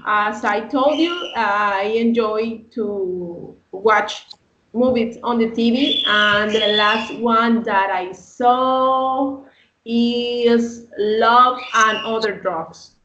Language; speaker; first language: English; non-native, learner; Spanish